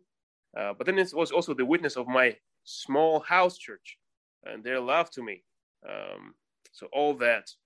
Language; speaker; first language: English; non-native, fluent; Russian